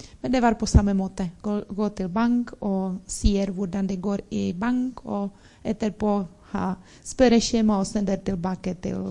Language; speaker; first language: Norwegian; non-native, learner; Czech